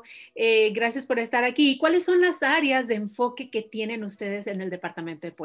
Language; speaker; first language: Spanish; native; Spanish